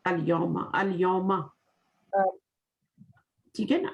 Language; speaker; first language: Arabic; non-native, fluent; Urdu